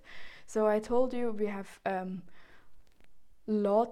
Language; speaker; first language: English; non-native, fluent; Swiss German